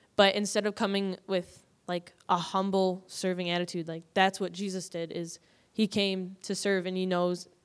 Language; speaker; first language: English; native; English